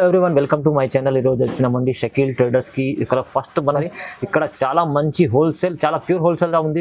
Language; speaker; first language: Telugu; native; Telugu